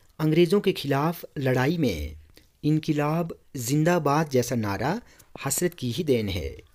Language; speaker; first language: Urdu; non-native, local second language; Kashmiri